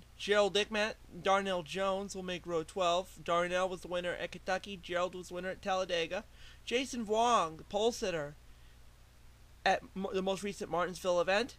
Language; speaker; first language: English; native; English